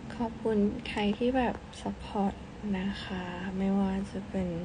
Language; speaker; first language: Thai; early bilingual, other home language; Cantonese